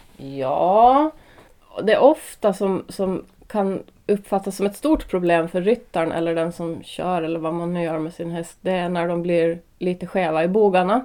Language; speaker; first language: Swedish; native; Swedish